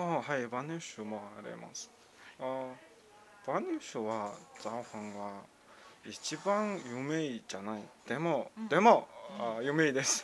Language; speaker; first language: Japanese; non-native, learner; Mongolian